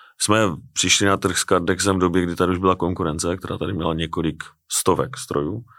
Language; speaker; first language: Czech; native; Czech